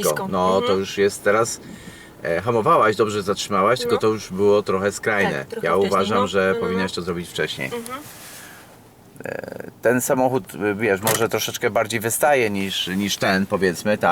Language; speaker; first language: Polish; native; Polish